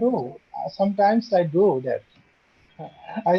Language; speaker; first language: English; non-native, learner; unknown